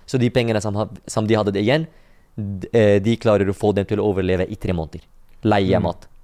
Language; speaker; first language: Norwegian; non-native, fluent; Arabic